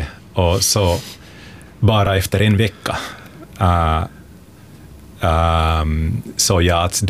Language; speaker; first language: Swedish; non-native, fluent; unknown